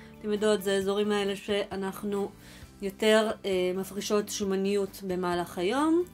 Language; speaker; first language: Hebrew; early bilingual, other home language; Russian